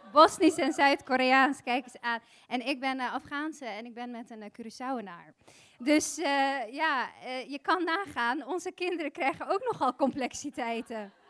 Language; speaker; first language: Dutch; early bilingual, other home language; Bosnian